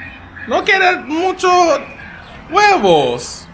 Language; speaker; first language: Spanish; non-native, learner; English